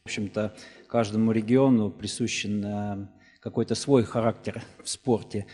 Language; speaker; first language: Russian; native; Russian